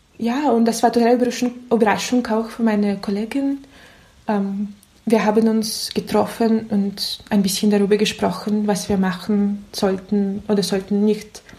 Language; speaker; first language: German; non-native, learner; Russian